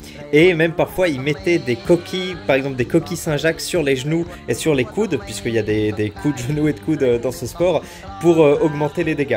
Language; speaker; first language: French; native; French